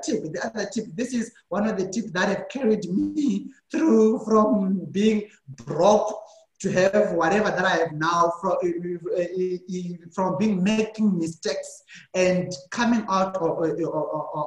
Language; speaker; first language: English; non-native, local second language; Shona